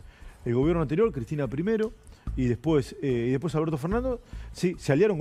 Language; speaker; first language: Spanish; native; Spanish